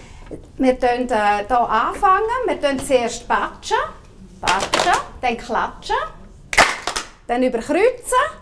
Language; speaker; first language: German; native; German